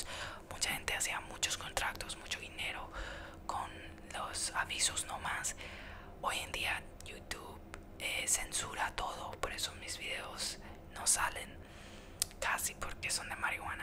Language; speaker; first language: Spanish; early bilingual, heritage; Spanish